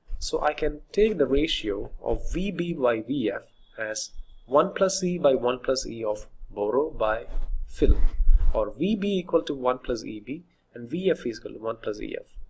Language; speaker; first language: English; non-native, local second language; Malayalam